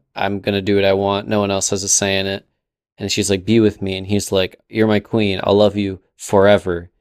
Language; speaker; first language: English; native; English